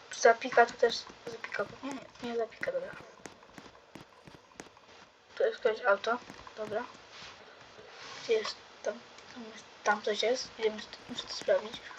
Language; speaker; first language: Polish; native; Polish